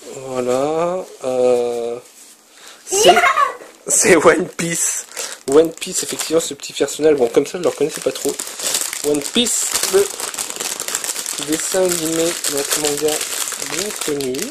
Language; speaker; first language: French; native; French